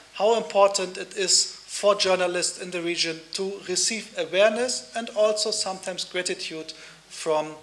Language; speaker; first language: English; non-native, fluent; German